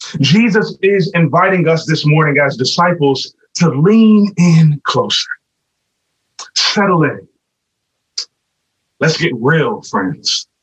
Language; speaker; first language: English; native; English